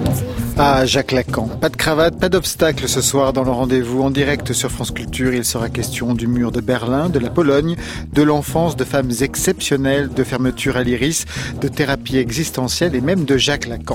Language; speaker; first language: French; native; French